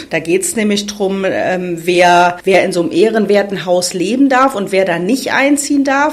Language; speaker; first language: German; native; German